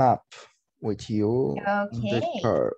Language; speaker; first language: English; non-native, learner; Portuguese